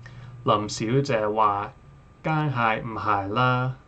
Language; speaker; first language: Cantonese; non-native, learner; English